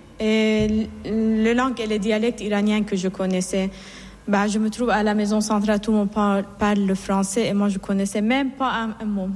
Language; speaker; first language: French; non-native, fluent; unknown